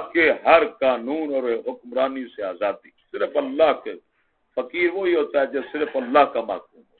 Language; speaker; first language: Urdu; native; Urdu